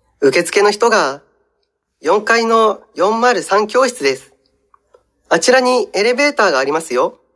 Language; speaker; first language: Japanese; non-native, fluent; Indonesian